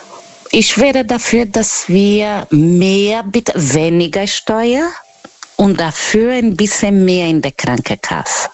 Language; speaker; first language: German; non-native, fluent; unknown